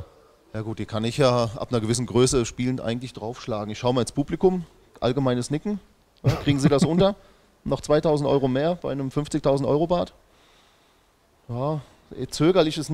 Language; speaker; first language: German; native; German